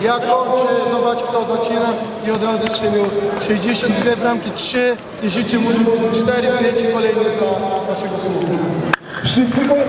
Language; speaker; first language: Polish; non-native, fluent; Portuguese